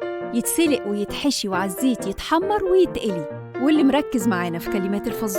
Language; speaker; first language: Arabic; native; Arabic